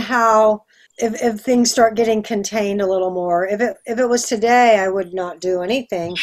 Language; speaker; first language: English; native; English